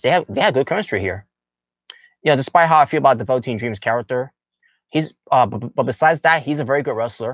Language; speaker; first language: English; native; English